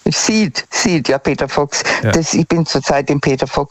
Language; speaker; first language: German; native; German